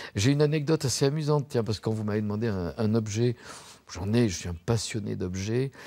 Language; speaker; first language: French; native; French